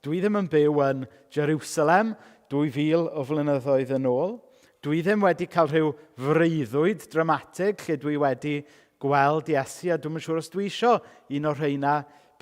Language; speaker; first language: Welsh; native; Welsh